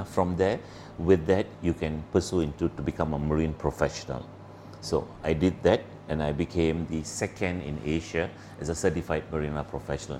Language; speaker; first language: English; non-native, local second language; Tamil